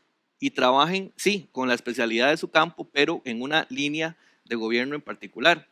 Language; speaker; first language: Spanish; native; Spanish